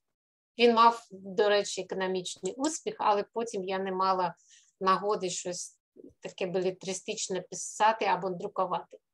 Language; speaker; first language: Ukrainian; non-native, fluent; Russian